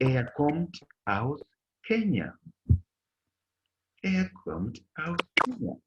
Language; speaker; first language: German; non-native, learner; Bemba